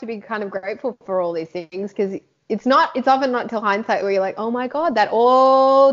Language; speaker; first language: English; native; English